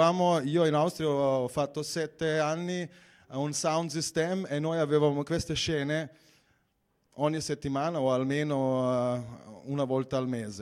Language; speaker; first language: Italian; non-native, fluent; German